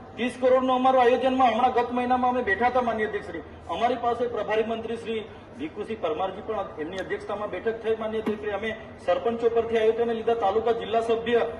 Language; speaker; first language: Gujarati; non-native, local second language; Vasavi